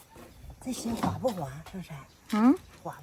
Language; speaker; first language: Chinese; native; Chinese